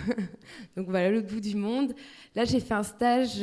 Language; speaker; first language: French; native; French